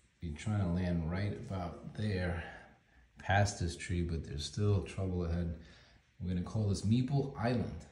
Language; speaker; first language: English; native; English